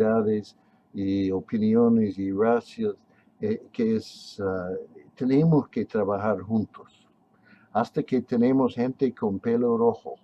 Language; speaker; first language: Spanish; non-native, fluent; English